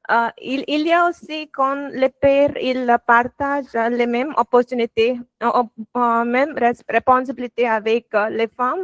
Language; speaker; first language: French; non-native, learner; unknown